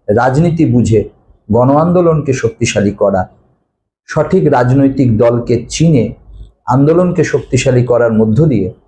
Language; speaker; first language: Bangla; native; Bangla